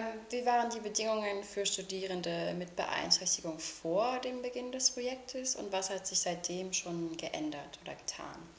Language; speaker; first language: German; native; German